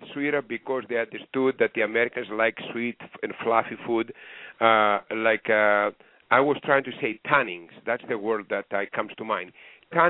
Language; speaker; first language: English; non-native, fluent; Greek